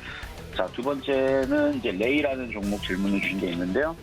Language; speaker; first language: Korean; native; Korean